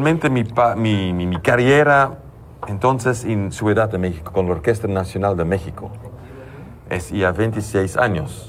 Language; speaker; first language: Spanish; non-native, learner; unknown